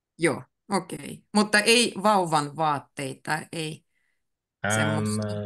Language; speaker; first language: Finnish; native; Finnish